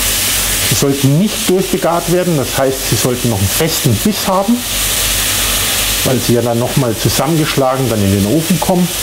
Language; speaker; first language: German; native; German